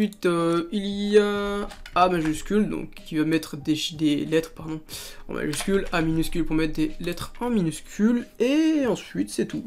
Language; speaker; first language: French; native; French